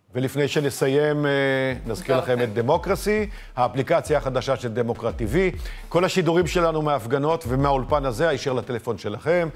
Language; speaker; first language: Hebrew; native; Hebrew